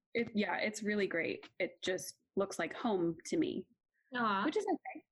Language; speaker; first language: English; native; English